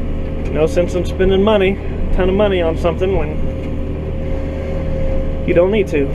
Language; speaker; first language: English; native; English